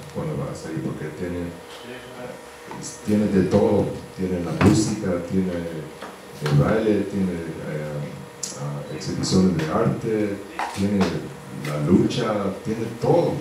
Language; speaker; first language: Spanish; early bilingual, heritage; Spanish